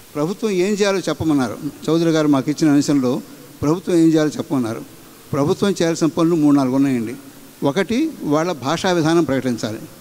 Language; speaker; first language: Telugu; native; Telugu